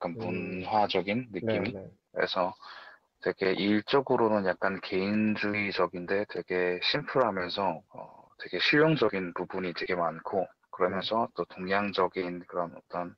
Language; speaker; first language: Korean; native; Korean